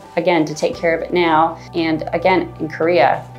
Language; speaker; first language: English; native; English